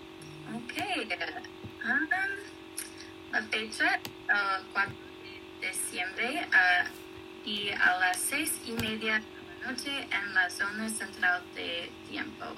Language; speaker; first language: Spanish; non-native, learner; English